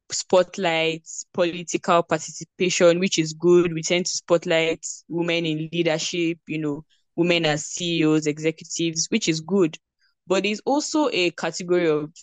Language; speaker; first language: English; non-native, local second language; Yoruba